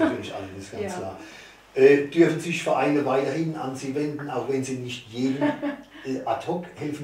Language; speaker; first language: German; native; German